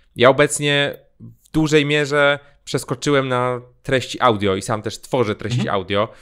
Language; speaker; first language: Polish; native; Polish